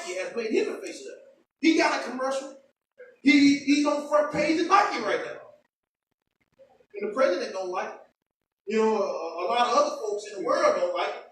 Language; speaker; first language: English; native; English